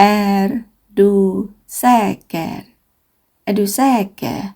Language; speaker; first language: Swedish; non-native, fluent; Thai